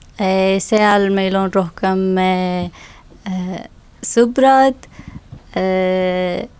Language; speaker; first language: Estonian; non-native, learner; Arabic